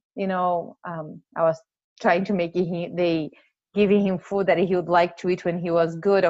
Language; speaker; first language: English; non-native, fluent; Portuguese